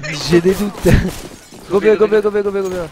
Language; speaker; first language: French; native; French